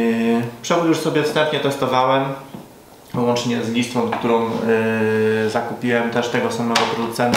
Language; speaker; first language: Polish; native; Polish